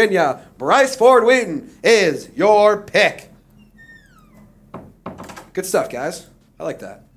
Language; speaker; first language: English; native; English